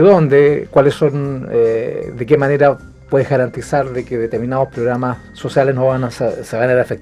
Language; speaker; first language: Spanish; native; Spanish